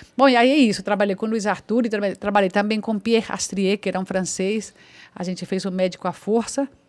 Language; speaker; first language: Portuguese; non-native, fluent; Spanish